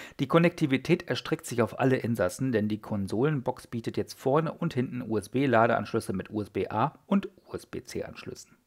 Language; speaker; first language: German; native; German